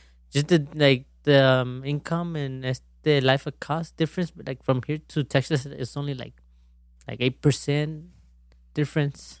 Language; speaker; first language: English; early bilingual, other home language; Spanish